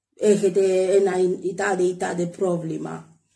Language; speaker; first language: Greek; non-native, learner; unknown